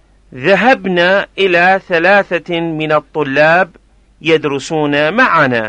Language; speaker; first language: Arabic; non-native, fluent; Persian